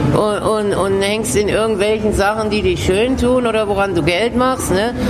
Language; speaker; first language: German; native; German